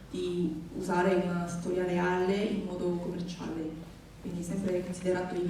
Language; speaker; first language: Italian; non-native, fluent; Korean